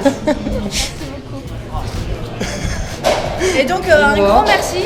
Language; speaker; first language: French; native; French